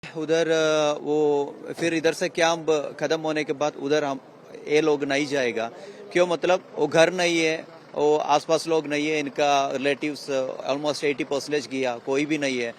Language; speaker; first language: Hindi; non-native, local second language; Malayalam